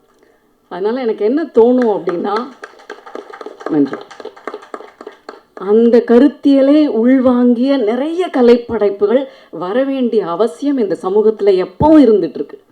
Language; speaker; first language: Tamil; native; Tamil